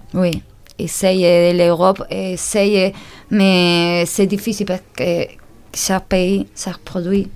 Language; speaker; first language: French; non-native, learner; Spanish